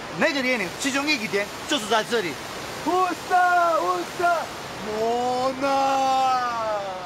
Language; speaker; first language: Chinese; non-native, fluent; Turkish